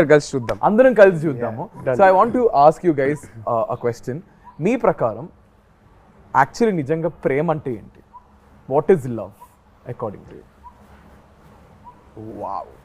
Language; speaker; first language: Telugu; native; Telugu